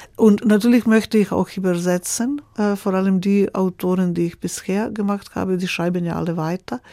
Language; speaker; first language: German; non-native, fluent; Croatian